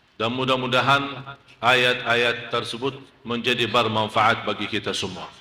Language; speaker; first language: Malay; non-native, fluent; Arabic